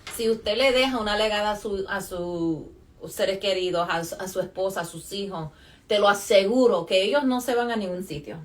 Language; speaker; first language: Spanish; early bilingual, other home language; English